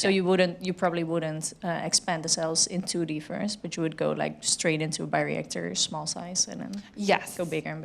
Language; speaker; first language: English; non-native, fluent; Dutch